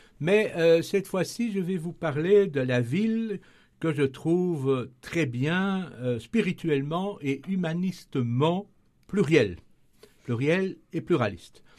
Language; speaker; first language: French; native; French